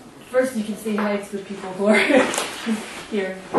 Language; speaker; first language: English; non-native, fluent; Korean